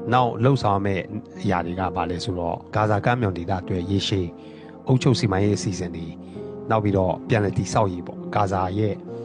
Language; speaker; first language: Burmese; non-native, local second language; Hakha Chin